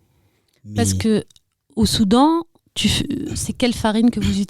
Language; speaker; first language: French; native; French